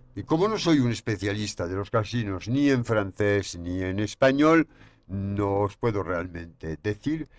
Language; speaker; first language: Spanish; non-native, fluent; French